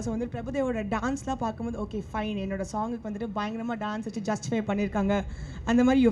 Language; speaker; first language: Tamil; native; Tamil